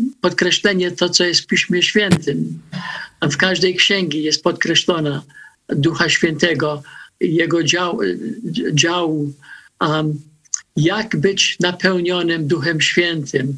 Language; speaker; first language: Polish; non-native, fluent; English